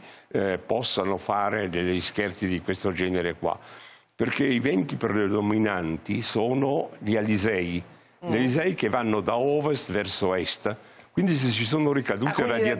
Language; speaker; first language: Italian; native; Italian